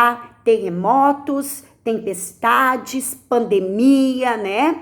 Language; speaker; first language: Portuguese; native; Portuguese